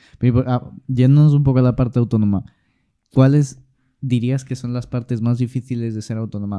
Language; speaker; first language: Spanish; native; Spanish